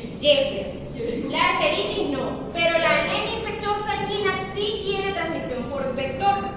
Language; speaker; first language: Spanish; native; Spanish